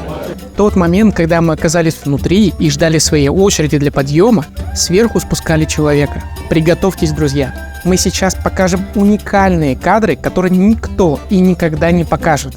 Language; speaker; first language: Russian; native; Russian